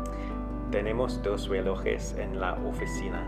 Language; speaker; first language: Spanish; non-native, learner; English